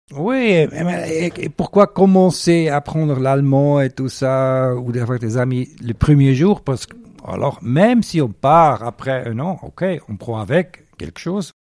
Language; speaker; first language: French; non-native, local second language; Swiss German